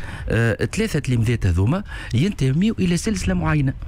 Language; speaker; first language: Arabic; native; Arabic